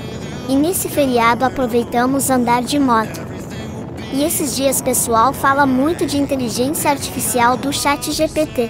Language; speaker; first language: Portuguese; non-native, fluent; Korean